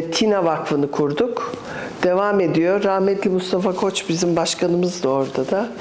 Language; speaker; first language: Turkish; early bilingual, other home language; English